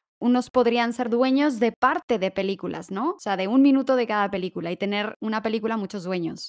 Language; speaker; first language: Spanish; native; Spanish